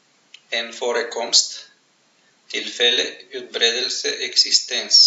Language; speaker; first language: Norwegian; non-native, fluent; Bulgarian